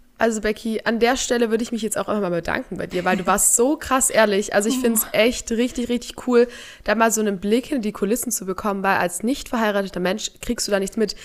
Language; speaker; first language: German; native; German